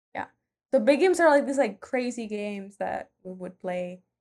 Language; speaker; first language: English; non-native, fluent; Spanish